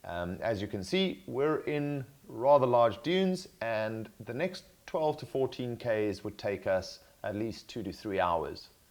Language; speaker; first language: English; native; English